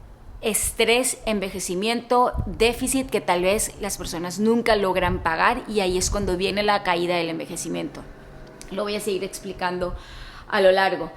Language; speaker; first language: Spanish; native; Spanish